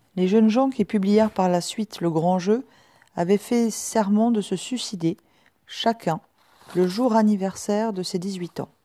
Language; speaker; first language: French; native; French